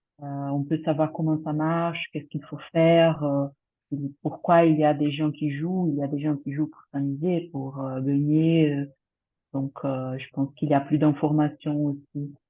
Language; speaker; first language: French; non-native, fluent; Portuguese